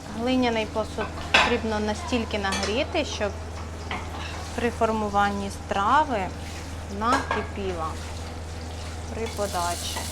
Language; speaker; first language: Ukrainian; native; Ukrainian